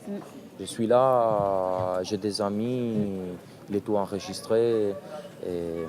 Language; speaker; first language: French; non-native, fluent; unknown